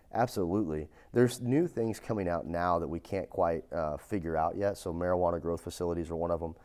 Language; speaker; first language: English; native; English